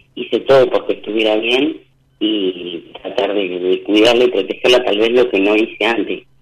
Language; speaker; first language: Spanish; native; Spanish